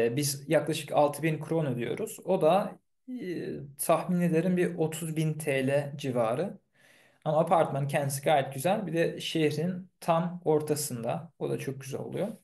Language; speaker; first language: Turkish; early bilingual, heritage; Turkish